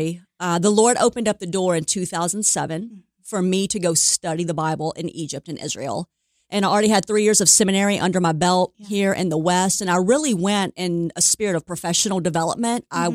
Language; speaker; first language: English; native; English